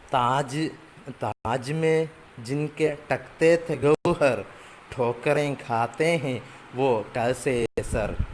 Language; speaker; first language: Urdu; non-native, local second language; Malayalam